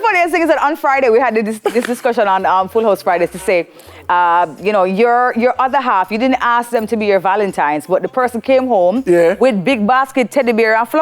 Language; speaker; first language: English; native; English